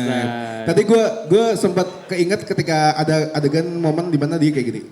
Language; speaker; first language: Indonesian; native; Indonesian